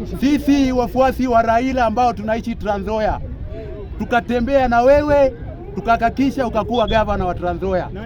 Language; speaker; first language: Swahili; non-native, local second language; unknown